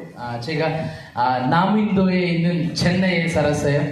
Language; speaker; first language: Korean; non-native, learner; Telugu